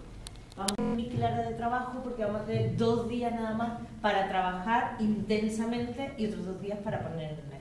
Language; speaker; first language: Spanish; native; Spanish